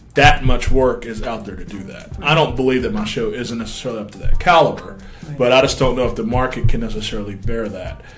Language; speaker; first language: English; native; English